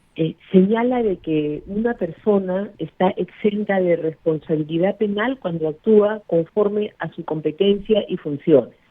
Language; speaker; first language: Spanish; native; Spanish